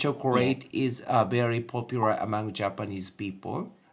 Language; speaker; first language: English; non-native, learner; Japanese